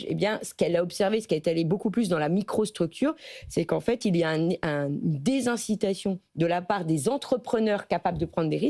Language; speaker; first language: French; native; French